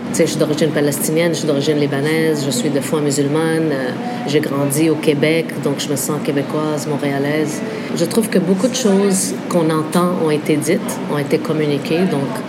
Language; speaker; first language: French; early bilingual, other home language; Arabic